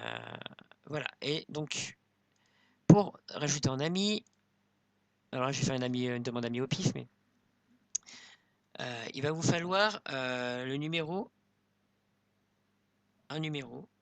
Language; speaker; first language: French; native; French